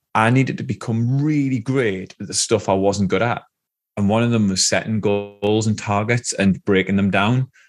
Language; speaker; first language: English; native; English